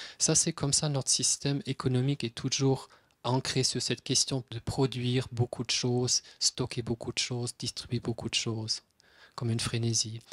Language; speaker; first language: French; non-native, fluent; German